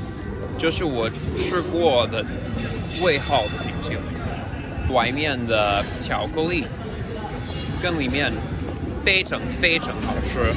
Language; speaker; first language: Chinese; non-native, learner; English